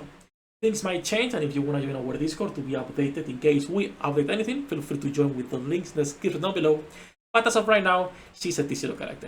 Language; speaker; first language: English; non-native, fluent; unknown